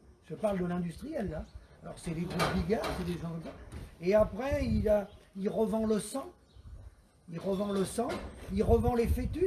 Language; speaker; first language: French; native; French